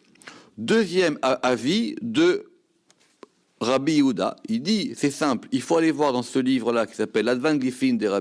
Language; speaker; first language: French; native; French